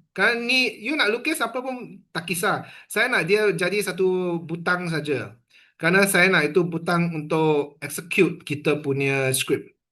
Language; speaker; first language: Malay; non-native, local second language; Chinese